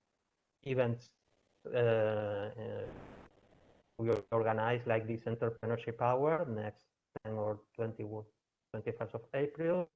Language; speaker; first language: English; non-native, fluent; Spanish